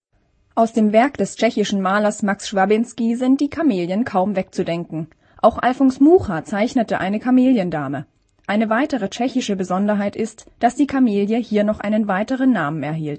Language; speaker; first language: German; native; German